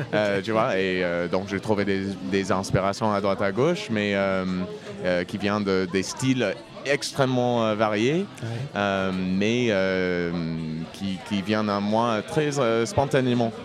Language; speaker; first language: French; non-native, fluent; English